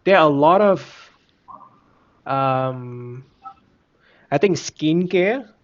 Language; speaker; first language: English; non-native, fluent; Vietnamese